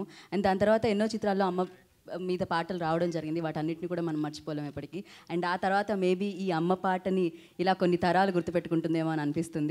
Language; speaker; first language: Telugu; native; Telugu